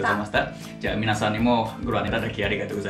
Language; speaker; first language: Japanese; non-native, fluent; Indonesian